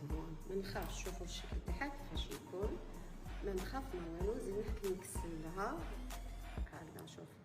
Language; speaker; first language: Arabic; native; Arabic